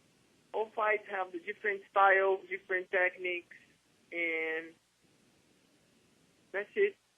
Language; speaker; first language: English; non-native, learner; Portuguese